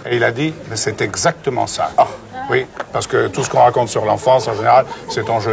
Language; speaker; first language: French; native; French